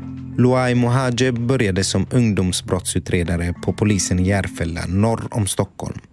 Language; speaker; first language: Swedish; native; Swedish